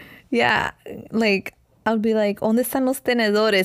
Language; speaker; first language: Spanish; early bilingual, heritage; Spanish